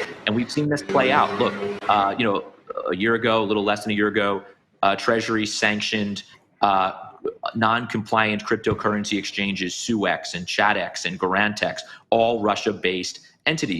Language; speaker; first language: English; native; English